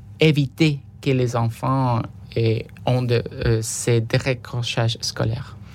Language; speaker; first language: French; non-native, fluent; Spanish